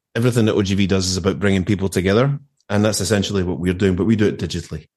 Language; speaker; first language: English; native; English